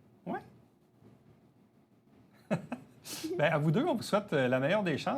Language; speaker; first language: French; native; French